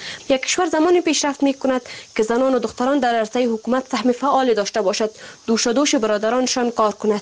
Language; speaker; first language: Persian; native; Persian